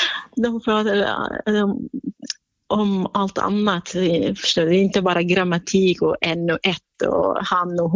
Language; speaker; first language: Swedish; non-native, fluent; Central Kurdish